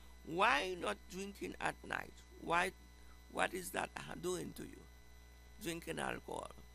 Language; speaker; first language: English; non-native, fluent; Haitian Creole